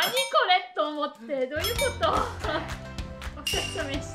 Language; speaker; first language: Japanese; non-native, fluent; German